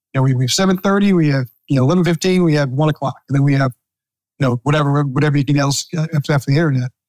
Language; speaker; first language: English; native; English